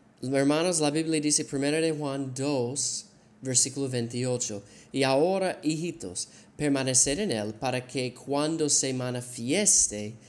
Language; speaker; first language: Spanish; non-native, learner; English